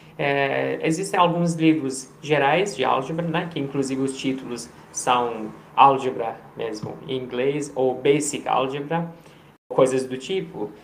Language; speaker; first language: Portuguese; non-native, fluent; Persian